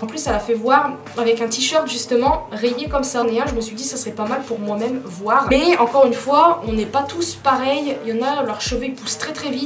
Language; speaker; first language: French; native; French